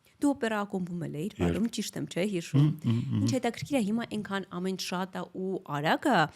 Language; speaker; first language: Armenian; native; Armenian